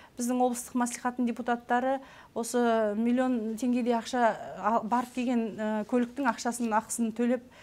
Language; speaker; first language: Kazakh; native; Kazakh